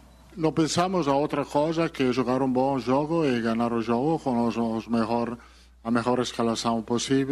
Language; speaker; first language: Portuguese; non-native, fluent; Spanish